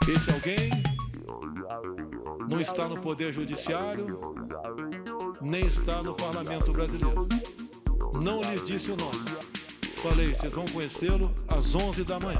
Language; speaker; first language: Portuguese; native; Portuguese